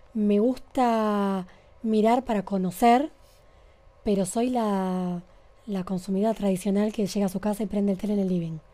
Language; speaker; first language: Spanish; native; Spanish